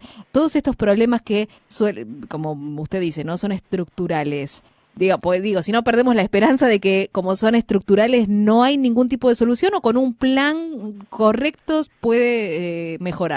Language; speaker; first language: Spanish; native; Spanish